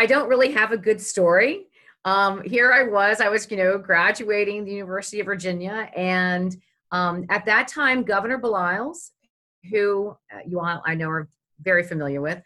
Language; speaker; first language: English; native; English